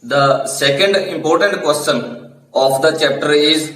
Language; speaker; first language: English; non-native, local second language; Punjabi